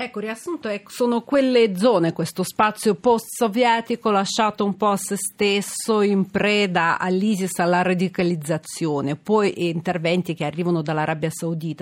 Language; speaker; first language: Italian; non-native, fluent; Georgian